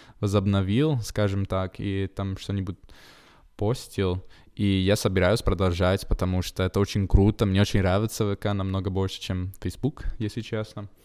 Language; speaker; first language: Russian; non-native, fluent; Italian